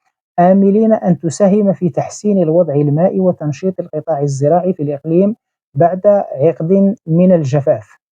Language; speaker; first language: Arabic; native; Arabic